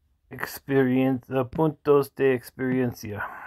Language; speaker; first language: Spanish; non-native, learner; English